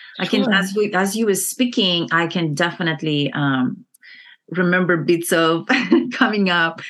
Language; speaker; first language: English; non-native, fluent; Kazakh